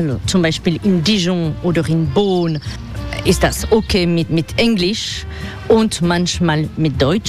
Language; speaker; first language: German; non-native, fluent; French